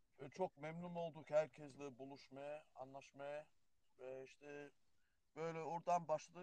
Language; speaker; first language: Turkish; early bilingual, heritage; Turkish